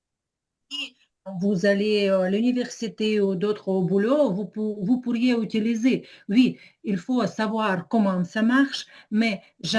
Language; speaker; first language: French; non-native, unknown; Ukrainian